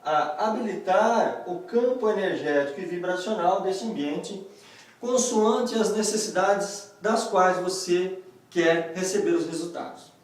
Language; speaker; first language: Portuguese; native; Portuguese